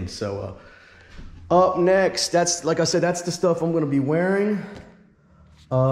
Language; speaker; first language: English; native; English